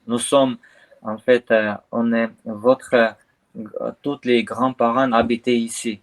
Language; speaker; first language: French; non-native, learner; Armenian